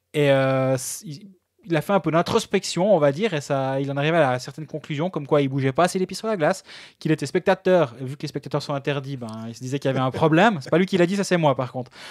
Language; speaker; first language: French; native; French